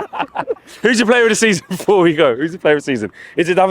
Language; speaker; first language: English; native; English